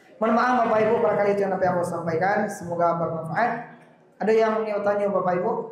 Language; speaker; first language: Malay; non-native, local second language; Minangkabau